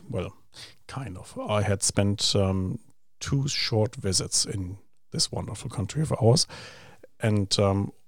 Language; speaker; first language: English; non-native, fluent; German